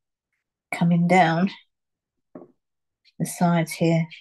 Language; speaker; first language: English; native; English